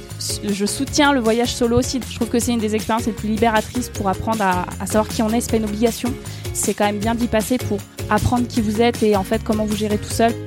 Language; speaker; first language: French; native; French